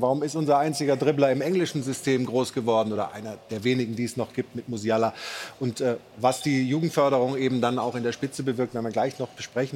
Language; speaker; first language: German; native; German